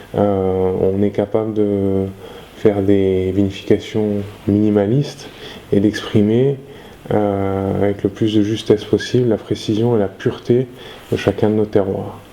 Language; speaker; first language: French; native; French